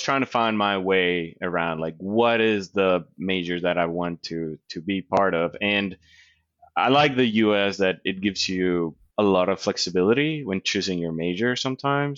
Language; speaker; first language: English; non-native, fluent; Spanish